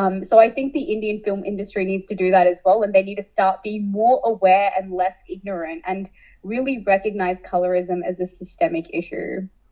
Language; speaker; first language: English; early bilingual, other home language; Hindi